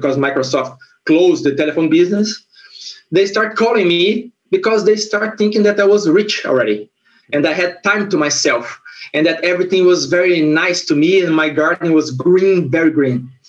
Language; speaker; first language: English; non-native, fluent; Portuguese